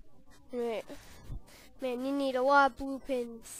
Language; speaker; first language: English; native; English